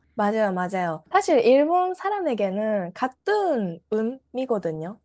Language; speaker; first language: Korean; non-native, fluent; Japanese